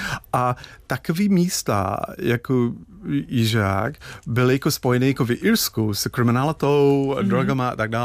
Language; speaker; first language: Czech; non-native, fluent; English